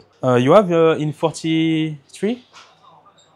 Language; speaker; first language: English; non-native, learner; French